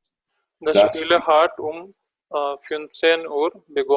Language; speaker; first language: German; non-native, learner; Telugu